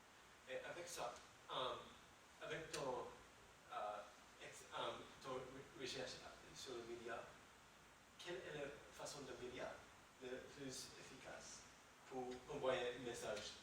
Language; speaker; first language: French; non-native, learner; English